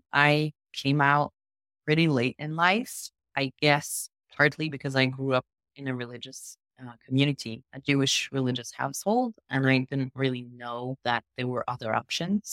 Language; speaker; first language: English; non-native, fluent; French